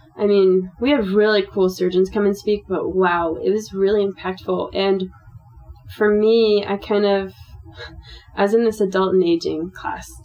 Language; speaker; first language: English; native; English